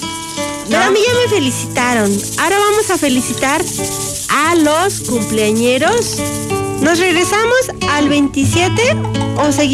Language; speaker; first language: Spanish; native; Spanish